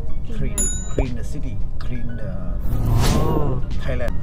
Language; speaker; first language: English; non-native, learner; Thai